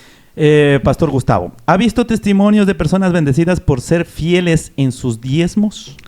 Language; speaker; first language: Spanish; native; Spanish